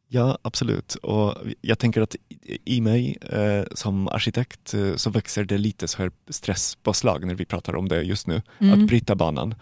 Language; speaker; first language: Swedish; non-native, fluent; Polish